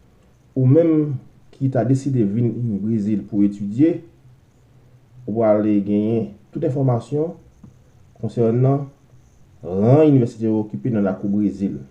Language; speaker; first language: French; non-native, local second language; Haitian Creole